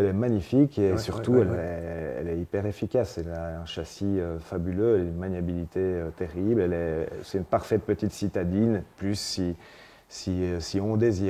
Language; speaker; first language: French; native; French